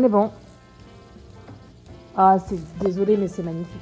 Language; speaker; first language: French; native; French